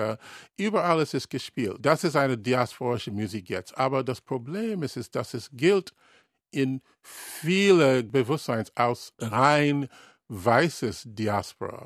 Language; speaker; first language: German; non-native, learner; English